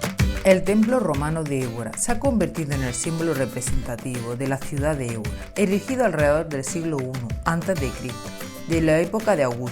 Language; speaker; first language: Spanish; native; Spanish